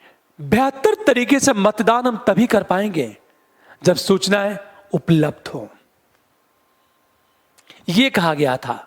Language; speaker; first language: Hindi; native; Hindi